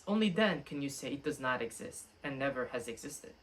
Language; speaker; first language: English; non-native, fluent; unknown